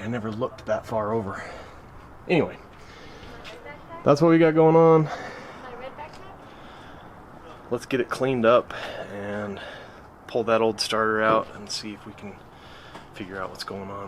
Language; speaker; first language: English; native; English